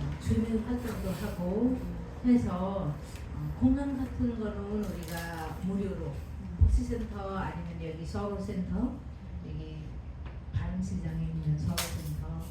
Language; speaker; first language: Korean; non-native, fluent; Nepali